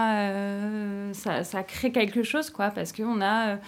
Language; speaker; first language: French; native; French